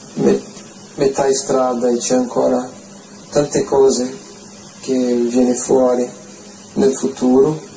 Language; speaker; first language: Italian; non-native, fluent; Portuguese